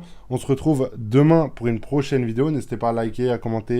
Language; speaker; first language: French; native; French